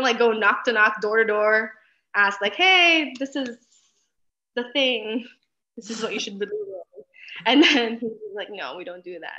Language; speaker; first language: English; non-native, local second language; Filipino